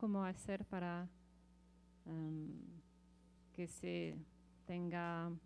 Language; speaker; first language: Spanish; non-native, fluent; French